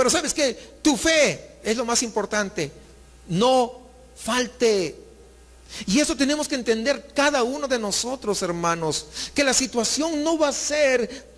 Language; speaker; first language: Spanish; native; Spanish